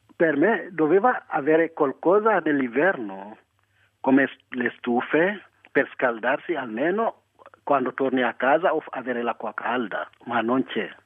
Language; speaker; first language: Italian; non-native, fluent; Wolof